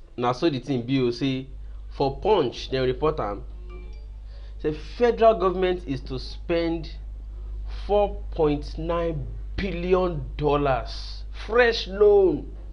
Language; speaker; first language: Nigerian Pidgin; non-native, local second language; Yoruba